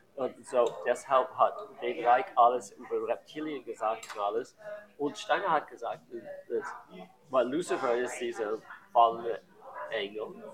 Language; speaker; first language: German; non-native, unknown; English